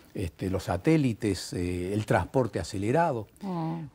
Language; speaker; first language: Spanish; native; Spanish